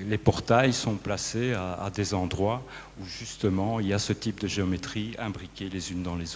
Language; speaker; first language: French; native; French